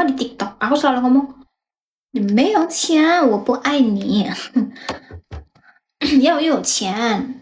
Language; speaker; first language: Chinese; non-native, learner; Indonesian